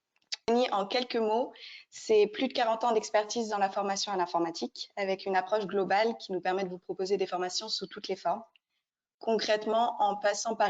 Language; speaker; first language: French; native; French